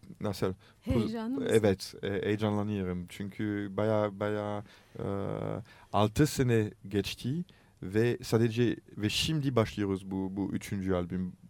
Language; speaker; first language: Turkish; non-native, learner; French